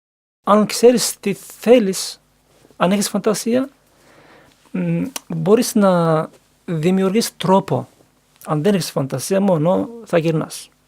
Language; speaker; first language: Greek; non-native, learner; Turkish